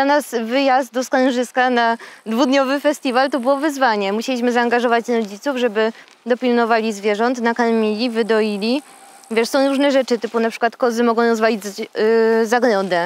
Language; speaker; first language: Polish; native; Polish